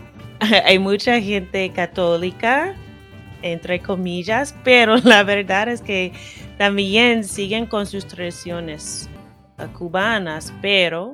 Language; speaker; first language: Spanish; non-native, fluent; English